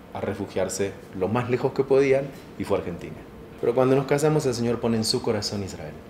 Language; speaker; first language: Spanish; native; Spanish